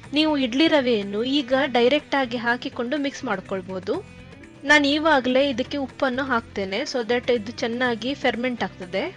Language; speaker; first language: Kannada; non-native, local second language; Tulu